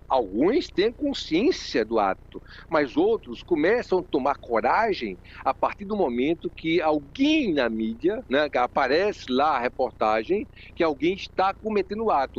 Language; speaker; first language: Portuguese; native; Portuguese